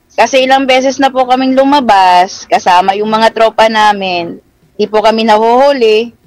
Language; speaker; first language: Filipino; non-native, local second language; Iloko